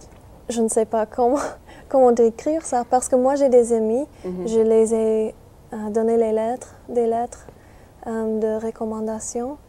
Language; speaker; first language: French; non-native, fluent; English